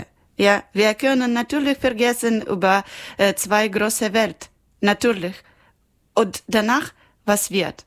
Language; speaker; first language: German; non-native, learner; Ukrainian